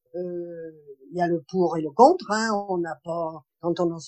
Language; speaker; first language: French; native; French